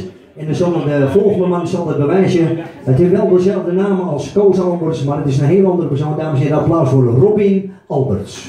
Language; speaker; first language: Dutch; native; Dutch